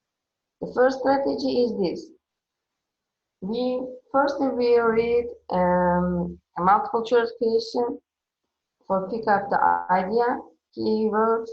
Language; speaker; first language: English; non-native, fluent; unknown